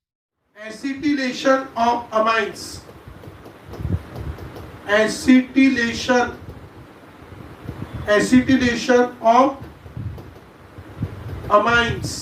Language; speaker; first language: English; non-native, local second language; Marathi